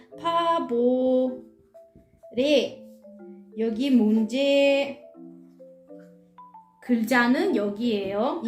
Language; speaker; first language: Korean; non-native, learner; Italian